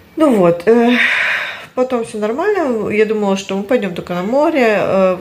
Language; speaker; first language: Russian; early bilingual, heritage; Russian